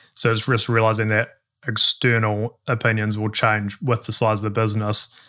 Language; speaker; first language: English; native; English